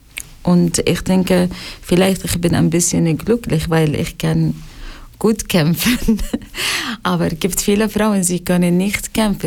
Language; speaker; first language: German; non-native, learner; Arabic